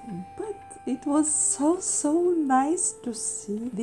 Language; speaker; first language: English; non-native, fluent; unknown